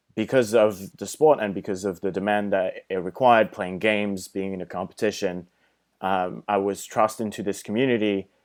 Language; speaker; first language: English; non-native, fluent; French